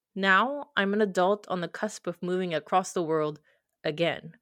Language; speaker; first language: English; early bilingual, other home language; French